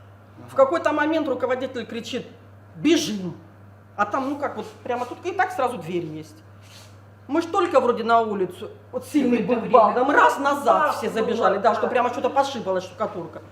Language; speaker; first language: Russian; native; Russian